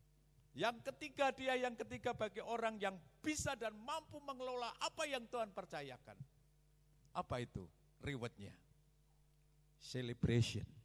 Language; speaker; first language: Indonesian; native; Indonesian